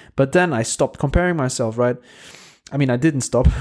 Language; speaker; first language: English; non-native, fluent; Portuguese